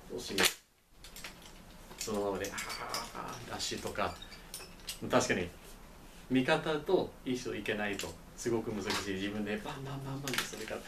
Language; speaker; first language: Japanese; non-native, learner; English